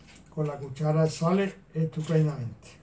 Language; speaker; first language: Spanish; native; Spanish